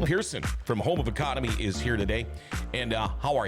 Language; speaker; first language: English; native; English